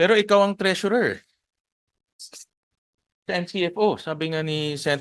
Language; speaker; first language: Filipino; native; Filipino